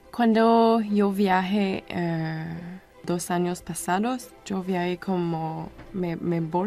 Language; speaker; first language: Spanish; non-native, learner; French